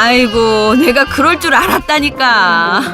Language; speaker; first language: Korean; native; Korean